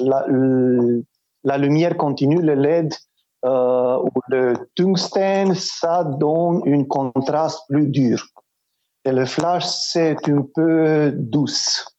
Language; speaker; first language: French; non-native, learner; Romanian